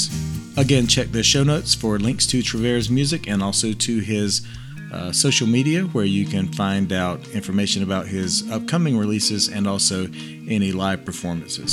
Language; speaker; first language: English; native; English